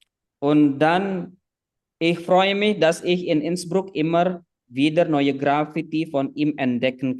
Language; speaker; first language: German; non-native, fluent; Indonesian